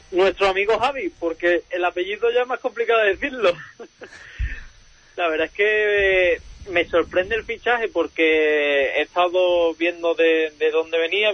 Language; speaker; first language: Spanish; native; Spanish